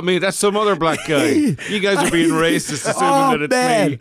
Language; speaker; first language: English; native; English